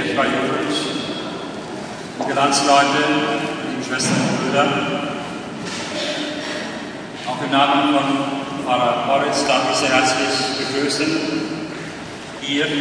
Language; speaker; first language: German; native; German